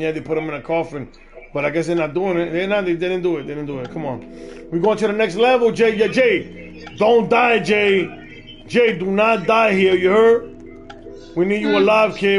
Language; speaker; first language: English; early bilingual, other home language; Spanish